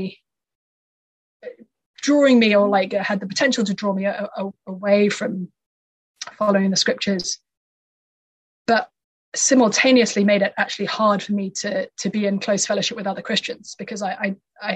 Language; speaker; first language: English; native; English